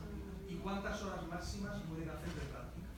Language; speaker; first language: Spanish; native; Spanish